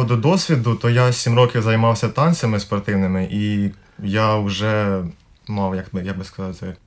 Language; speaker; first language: Ukrainian; native; Ukrainian